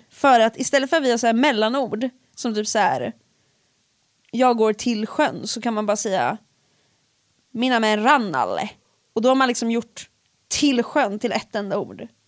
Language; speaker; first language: Swedish; early bilingual, other home language; Finnish